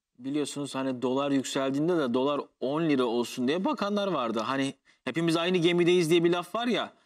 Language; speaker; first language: Turkish; native; Turkish